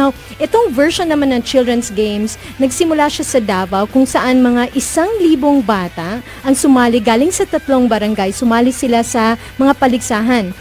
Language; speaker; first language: Filipino; non-native, local second language; Cebuano